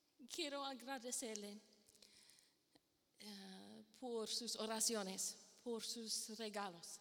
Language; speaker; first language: Spanish; non-native, learner; English